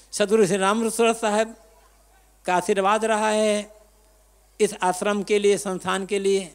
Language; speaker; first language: Hindi; native; Hindi